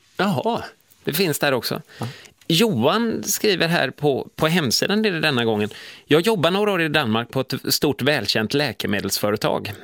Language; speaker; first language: Swedish; native; Swedish